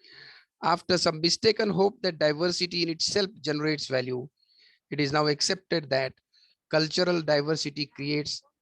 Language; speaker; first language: English; non-native, local second language; Marathi